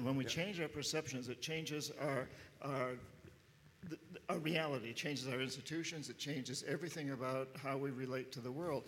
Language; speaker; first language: English; native; English